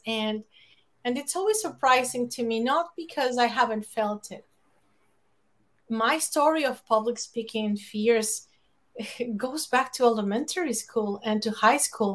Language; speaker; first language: English; non-native, fluent; Spanish